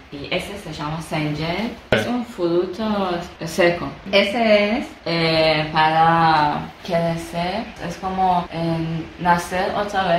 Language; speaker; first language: Spanish; non-native, learner; Persian